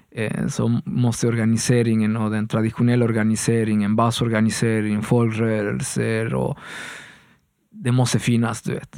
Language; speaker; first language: Swedish; non-native, fluent; Spanish